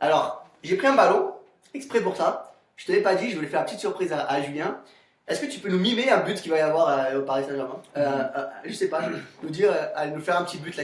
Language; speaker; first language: French; native; French